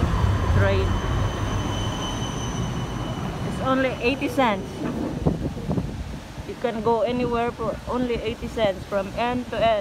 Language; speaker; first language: English; non-native, local second language; Filipino